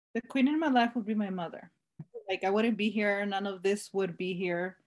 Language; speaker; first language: English; native; English